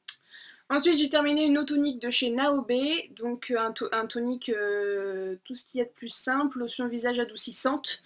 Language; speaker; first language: French; native; French